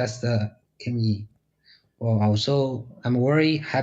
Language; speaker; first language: English; non-native, learner; Chinese